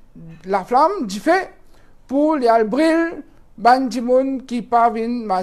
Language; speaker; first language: French; non-native, local second language; Morisyen